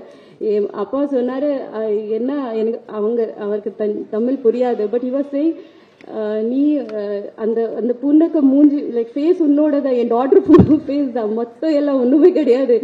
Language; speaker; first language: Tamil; non-native, learner; Marathi